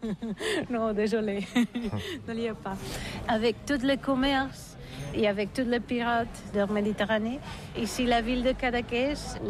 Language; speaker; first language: French; non-native, learner; Catalan